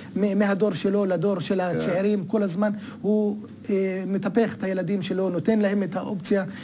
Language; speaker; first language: Hebrew; non-native, local second language; Arabic